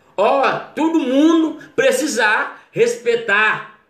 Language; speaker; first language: Portuguese; non-native, learner; Haitian Creole